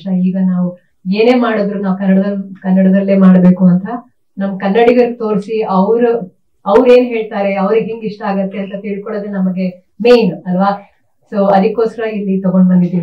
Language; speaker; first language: Kannada; native; Kannada